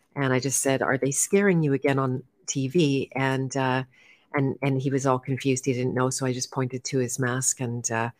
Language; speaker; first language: English; native; English